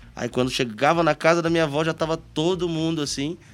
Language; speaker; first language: Portuguese; native; Portuguese